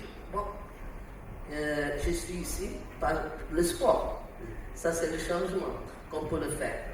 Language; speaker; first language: French; non-native, learner; Portuguese